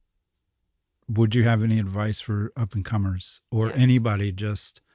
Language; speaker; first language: English; native; English